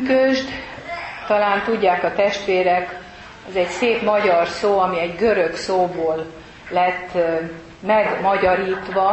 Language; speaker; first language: Hungarian; native; Hungarian